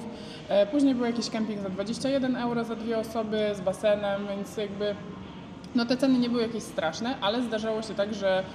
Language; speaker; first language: Polish; native; Polish